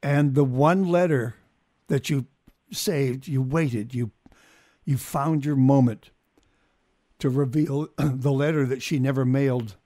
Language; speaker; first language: English; native; English